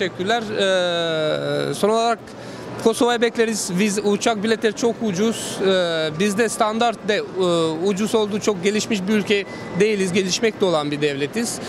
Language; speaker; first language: Turkish; non-native, fluent; Albanian